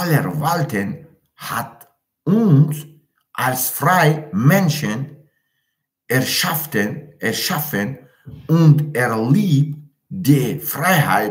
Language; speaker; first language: German; non-native, learner; Tajik